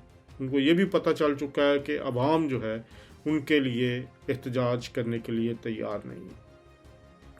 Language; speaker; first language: Urdu; native; Urdu